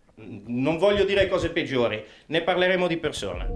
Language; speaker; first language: Italian; native; Italian